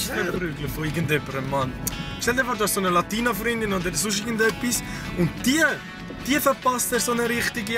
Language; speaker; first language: German; native; German